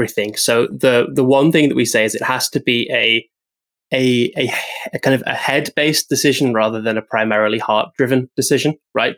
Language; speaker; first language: English; native; English